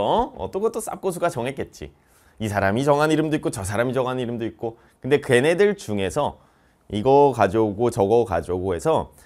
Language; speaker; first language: Korean; native; Korean